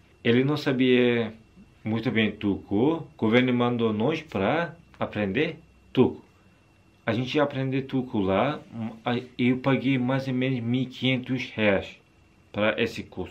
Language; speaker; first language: Portuguese; non-native, learner; Turkish